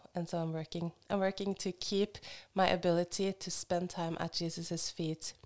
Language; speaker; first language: English; non-native, fluent; Norwegian